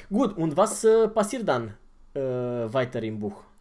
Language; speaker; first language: German; non-native, fluent; Romanian